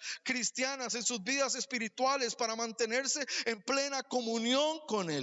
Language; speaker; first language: Spanish; native; Spanish